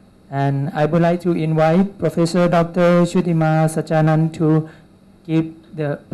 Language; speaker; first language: English; non-native, learner; Thai